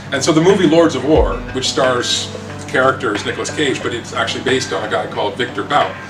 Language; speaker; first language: English; native; English